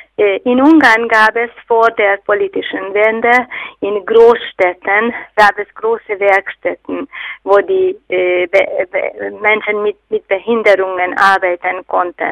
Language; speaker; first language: German; non-native, fluent; Hungarian